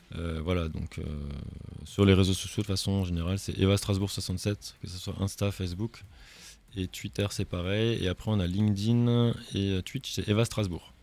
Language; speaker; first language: French; native; French